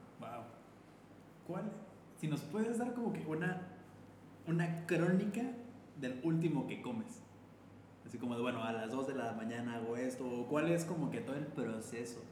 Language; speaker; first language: Spanish; native; Spanish